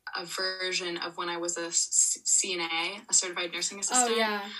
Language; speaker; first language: English; native; English